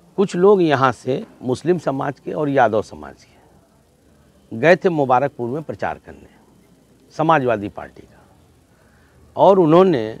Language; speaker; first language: Hindi; native; Hindi